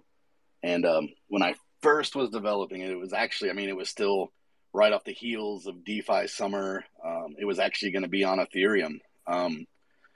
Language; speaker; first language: English; native; English